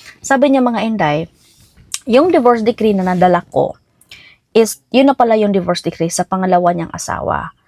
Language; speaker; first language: Filipino; non-native, local second language; Cebuano